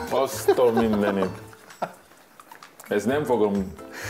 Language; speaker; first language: Hungarian; non-native, learner; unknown